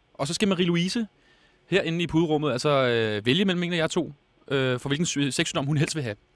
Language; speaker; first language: Danish; native; Danish